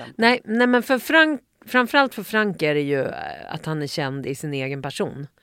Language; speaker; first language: Swedish; native; Swedish